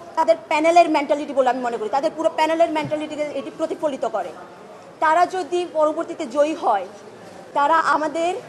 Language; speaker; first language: Bangla; non-native, local second language; Chakma